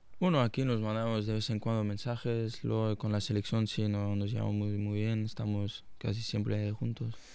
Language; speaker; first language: Spanish; non-native, fluent; French